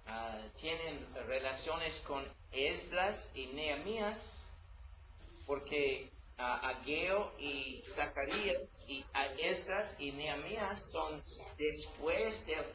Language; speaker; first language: Spanish; non-native, learner; English